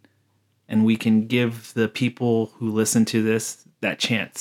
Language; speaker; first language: English; native; English